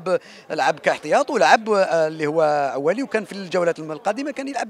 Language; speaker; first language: Arabic; native; Arabic